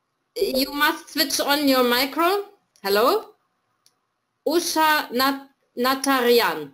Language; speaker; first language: English; non-native, fluent; German